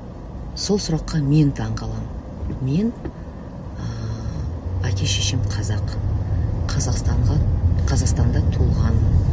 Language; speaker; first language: Kazakh; non-native, local second language; Russian